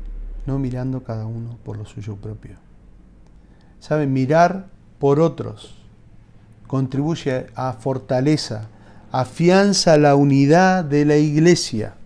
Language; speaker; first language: Spanish; native; Spanish